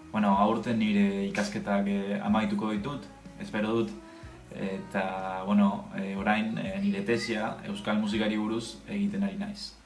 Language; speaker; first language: Basque; non-native, fluent; Spanish